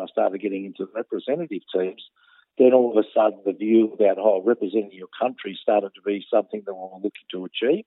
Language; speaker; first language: English; native; English